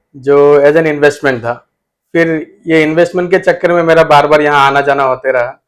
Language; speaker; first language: Hindi; non-native, local second language; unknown